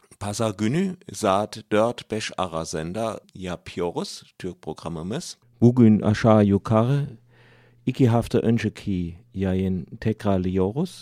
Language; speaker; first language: Turkish; non-native, learner; German